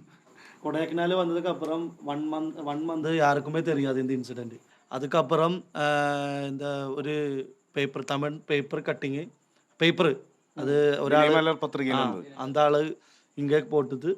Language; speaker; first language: Tamil; non-native, learner; Malayalam